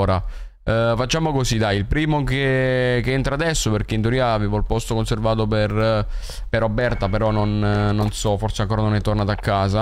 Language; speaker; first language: Italian; native; Italian